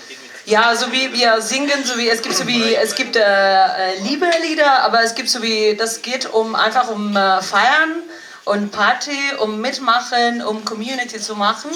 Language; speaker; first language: German; non-native, fluent; Galician